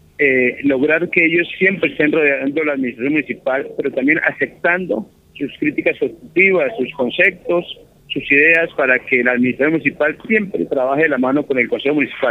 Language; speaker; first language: Spanish; native; Spanish